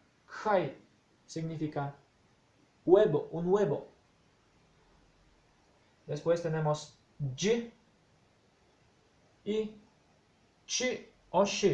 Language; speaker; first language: Spanish; non-native, fluent; Polish